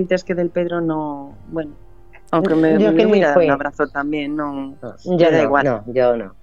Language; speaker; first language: Spanish; native; Spanish